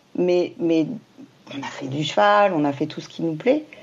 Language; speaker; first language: French; native; French